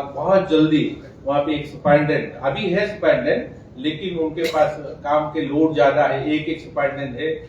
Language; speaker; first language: Hindi; non-native, local second language; Bangla